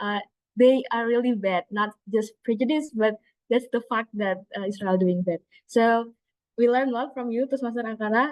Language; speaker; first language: English; non-native, learner; Indonesian